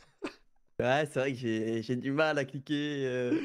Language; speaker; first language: French; native; French